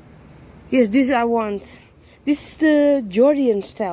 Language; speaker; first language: English; non-native, fluent; Dutch